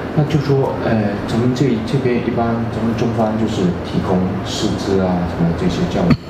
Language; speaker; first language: Chinese; native; Chinese